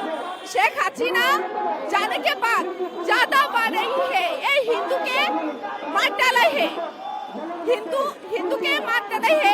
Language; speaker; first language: Hindi; non-native, learner; Bangla